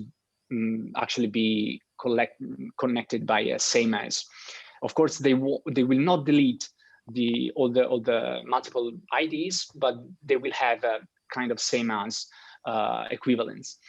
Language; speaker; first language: English; non-native, fluent; Italian